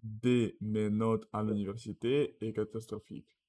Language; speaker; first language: French; non-native, learner; Russian